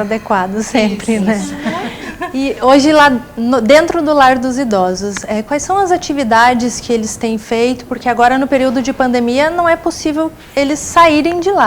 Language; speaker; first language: Portuguese; native; Portuguese